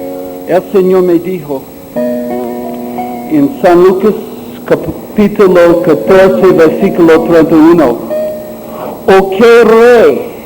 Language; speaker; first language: Spanish; non-native, learner; English